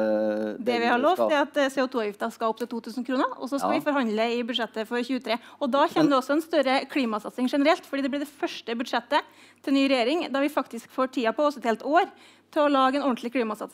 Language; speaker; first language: Norwegian; native; Norwegian